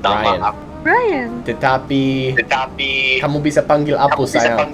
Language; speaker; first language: Indonesian; non-native, learner; English